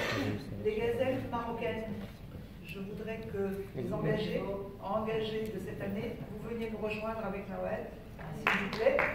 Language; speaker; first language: French; native; French